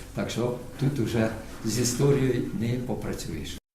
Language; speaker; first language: Ukrainian; non-native, local second language; Russian